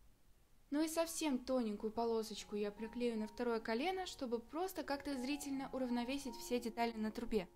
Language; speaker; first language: Russian; native; Russian